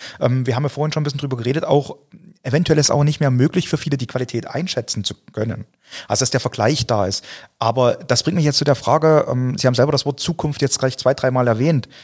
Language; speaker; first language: German; native; German